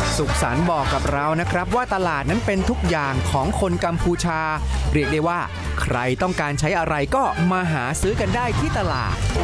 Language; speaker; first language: Thai; native; Thai